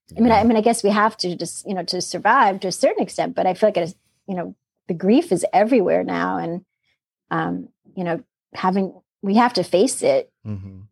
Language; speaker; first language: English; native; English